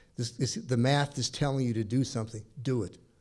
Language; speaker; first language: English; native; English